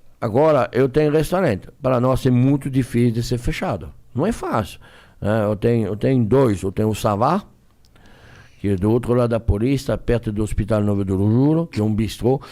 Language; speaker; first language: Portuguese; non-native, fluent; French